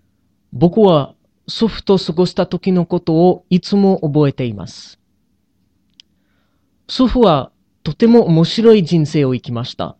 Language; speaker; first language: Japanese; non-native, learner; English